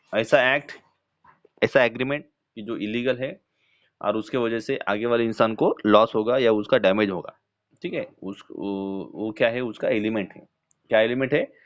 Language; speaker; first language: Hindi; non-native, local second language; Marathi